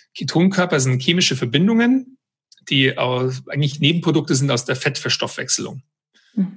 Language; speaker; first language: German; native; German